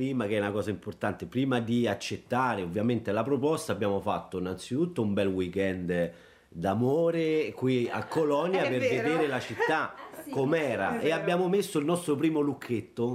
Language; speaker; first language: Italian; native; Italian